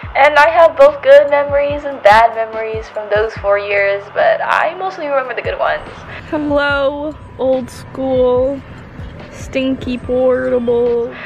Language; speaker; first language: English; native; English